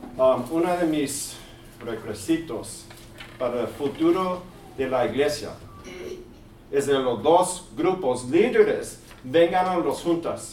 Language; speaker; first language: Spanish; early bilingual, heritage; English